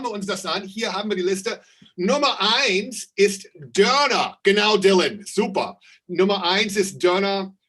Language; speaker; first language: German; non-native, fluent; English